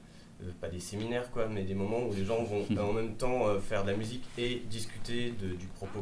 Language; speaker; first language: French; native; French